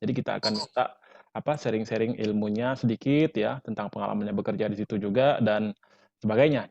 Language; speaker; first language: Indonesian; native; Indonesian